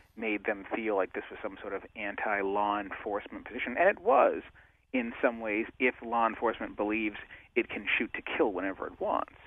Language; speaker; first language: English; native; English